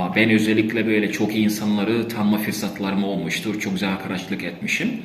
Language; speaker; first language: Turkish; non-native, fluent; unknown